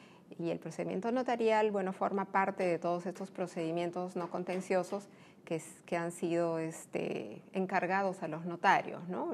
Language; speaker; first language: Spanish; native; Spanish